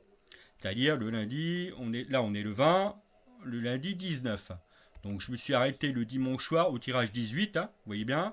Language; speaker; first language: French; native; French